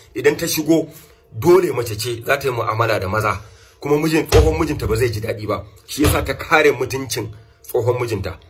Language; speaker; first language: Hausa; non-native, local second language; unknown